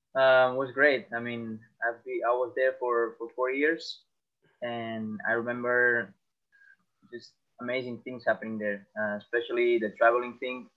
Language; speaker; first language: English; non-native, fluent; Catalan